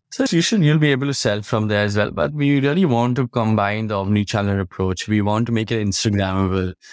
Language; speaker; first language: English; non-native, local second language; Hindi